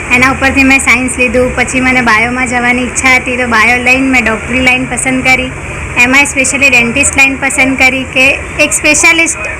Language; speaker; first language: Gujarati; non-native, local second language; Sindhi